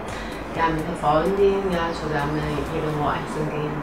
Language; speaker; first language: German; non-native, learner; Chinese